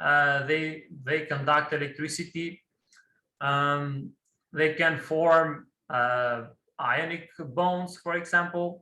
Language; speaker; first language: English; non-native, fluent; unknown